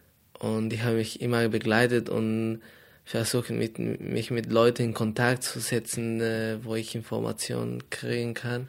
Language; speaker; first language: German; non-native, fluent; Spanish